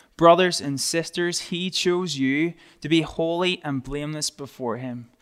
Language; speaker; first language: English; native; English